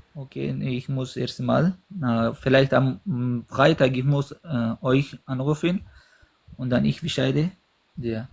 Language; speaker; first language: German; non-native, learner; Pashto